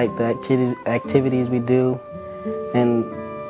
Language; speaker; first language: English; native; English